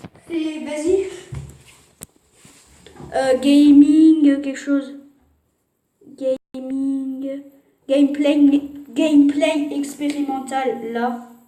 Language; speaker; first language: French; native; French